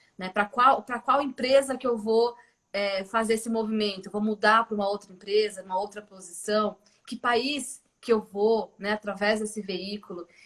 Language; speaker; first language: Portuguese; native; Portuguese